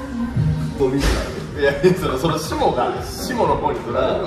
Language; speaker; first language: Japanese; native; Japanese